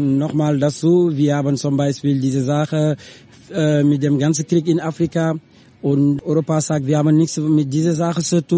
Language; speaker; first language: German; non-native, learner; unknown